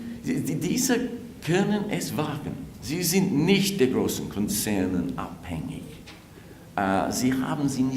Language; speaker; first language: German; non-native, fluent; English